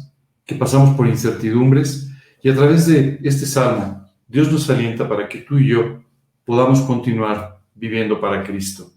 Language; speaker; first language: Spanish; native; Spanish